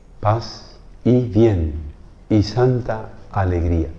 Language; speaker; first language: Spanish; native; Spanish